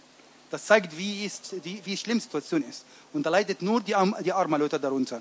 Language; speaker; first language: German; non-native, learner; Arabic